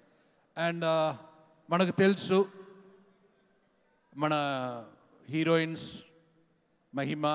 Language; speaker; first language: Telugu; non-native, learner; Tamil